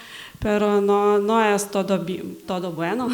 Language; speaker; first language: Spanish; non-native, learner; Lithuanian